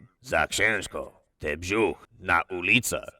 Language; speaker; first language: Polish; non-native, learner; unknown